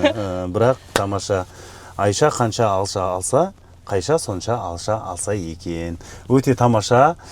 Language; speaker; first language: Kazakh; native; Kazakh